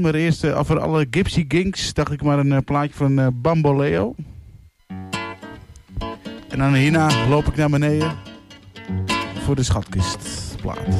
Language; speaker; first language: Dutch; native; Dutch